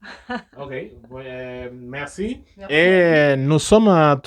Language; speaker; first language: French; non-native, fluent; Spanish